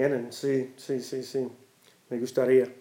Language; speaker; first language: Spanish; non-native, learner; English